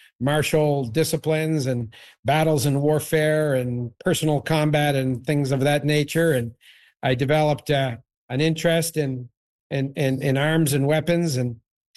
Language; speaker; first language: English; native; English